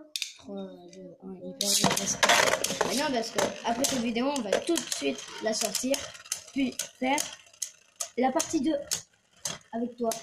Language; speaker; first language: French; native; French